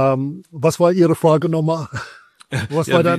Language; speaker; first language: German; non-native, fluent; English